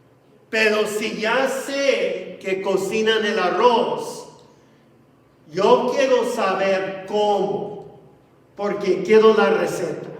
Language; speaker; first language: Spanish; non-native, fluent; English